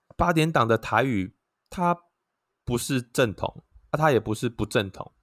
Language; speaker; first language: Chinese; non-native, local second language; Min Nan Chinese